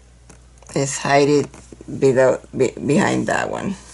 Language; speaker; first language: English; non-native, fluent; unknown